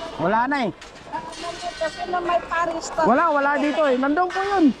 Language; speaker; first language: Filipino; native; Filipino